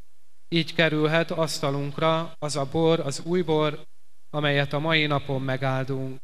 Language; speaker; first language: Hungarian; native; Hungarian